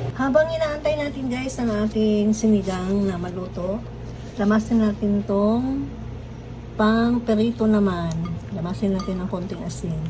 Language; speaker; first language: Filipino; non-native, local second language; Cebuano